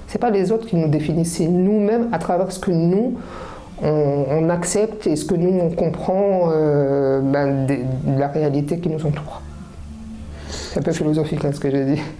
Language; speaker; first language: French; early bilingual, other home language; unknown